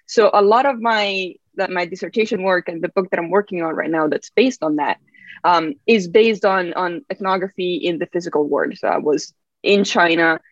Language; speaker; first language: English; non-native, fluent; Italian